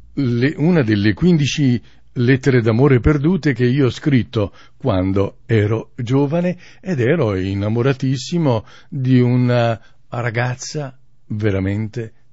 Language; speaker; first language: Italian; native; Italian